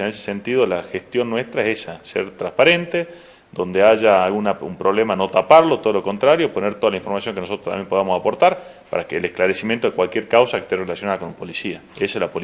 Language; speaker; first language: Spanish; native; Spanish